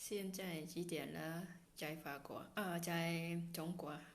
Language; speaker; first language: Chinese; non-native, learner; Khmer